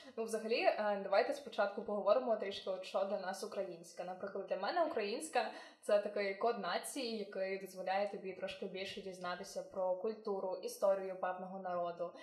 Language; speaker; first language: Ukrainian; native; Ukrainian